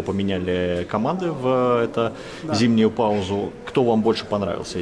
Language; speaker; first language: Russian; native; Russian